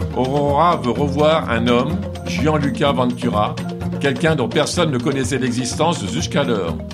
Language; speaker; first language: French; non-native, fluent; Portuguese